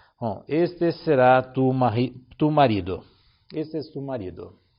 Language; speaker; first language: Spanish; non-native, learner; Portuguese